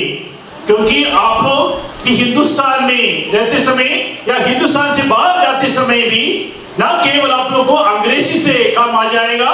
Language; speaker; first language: Hindi; non-native, local second language; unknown